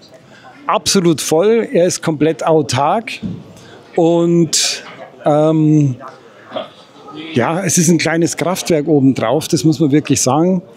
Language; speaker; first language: German; native; German